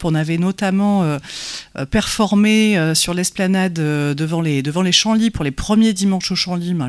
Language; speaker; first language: French; native; French